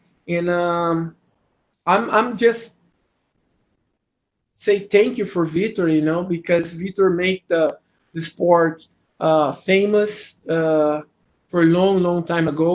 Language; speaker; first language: English; non-native, learner; Portuguese